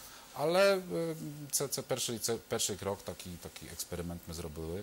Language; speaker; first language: Ukrainian; non-native, fluent; Polish